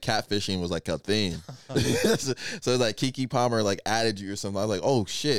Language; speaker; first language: English; non-native, local second language; Igbo